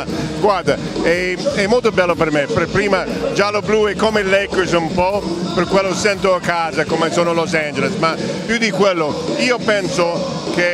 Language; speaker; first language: Italian; non-native, fluent; English